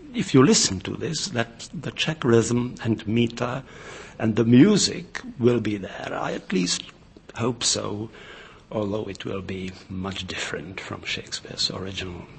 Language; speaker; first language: English; non-native, fluent; Czech